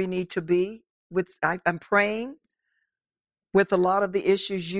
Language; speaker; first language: English; native; English